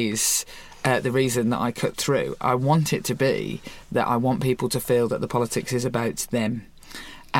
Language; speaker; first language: English; native; English